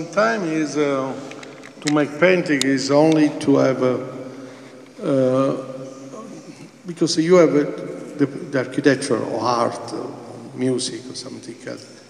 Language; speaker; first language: English; non-native, fluent; Italian